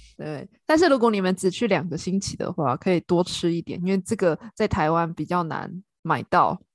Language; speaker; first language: Chinese; native; Chinese